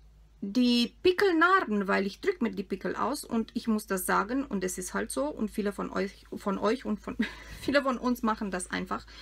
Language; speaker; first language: German; non-native, fluent; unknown